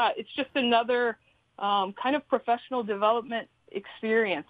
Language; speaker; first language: English; native; English